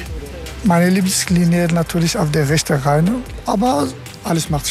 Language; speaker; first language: German; non-native, learner; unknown